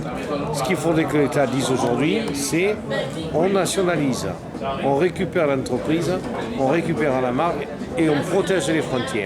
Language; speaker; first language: French; native; French